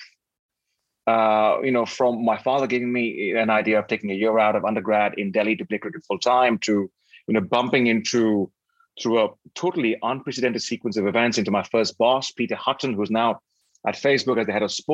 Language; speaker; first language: English; non-native, local second language; Hindi